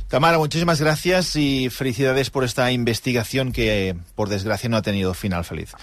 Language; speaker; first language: Spanish; non-native, local second language; Catalan